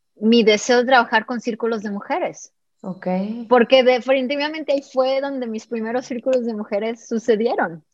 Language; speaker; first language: Spanish; native; Spanish